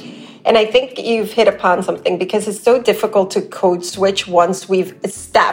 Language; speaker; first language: English; native; English